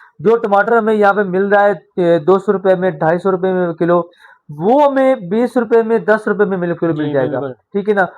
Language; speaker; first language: Urdu; non-native, local second language; Punjabi